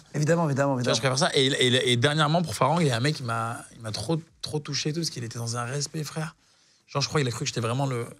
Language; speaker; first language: French; native; French